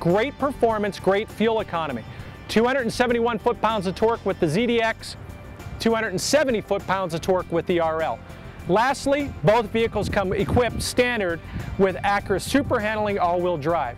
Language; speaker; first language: English; native; English